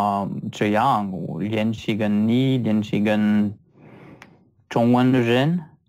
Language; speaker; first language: Chinese; non-native, learner; French